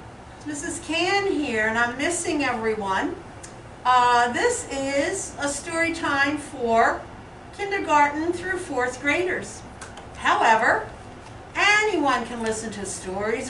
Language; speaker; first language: English; native; English